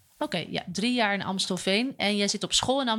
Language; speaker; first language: Dutch; native; Dutch